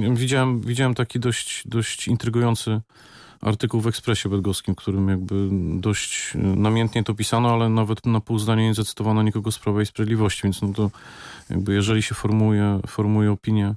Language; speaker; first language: Polish; native; Polish